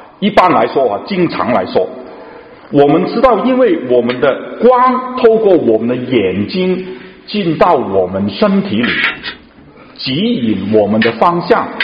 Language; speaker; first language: Chinese; non-native, local second language; Cantonese